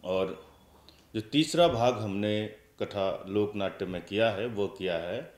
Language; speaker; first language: Hindi; native; Hindi